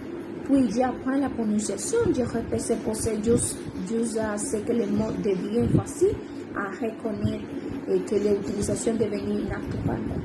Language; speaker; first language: French; non-native, learner; Spanish